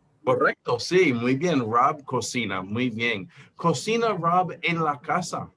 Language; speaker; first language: Spanish; non-native, fluent; English